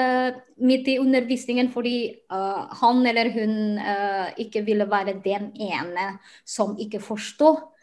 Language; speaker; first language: Norwegian; non-native, fluent; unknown